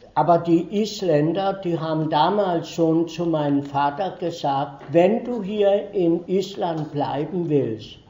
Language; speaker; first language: German; early bilingual, heritage; German